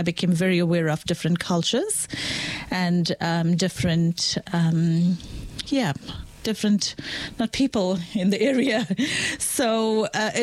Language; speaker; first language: English; native; English